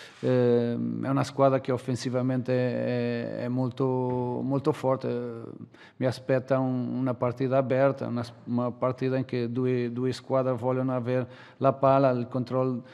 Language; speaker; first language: Italian; non-native, learner; Portuguese